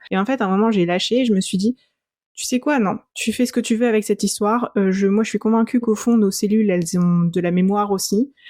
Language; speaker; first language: French; native; French